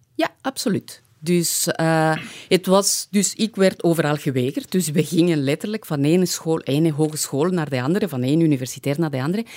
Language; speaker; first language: Dutch; non-native, fluent; Spanish